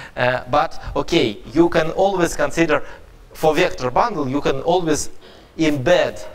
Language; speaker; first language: English; non-native, fluent; Russian